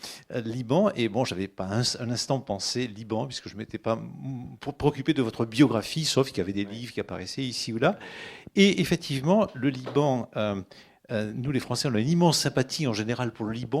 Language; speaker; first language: French; native; French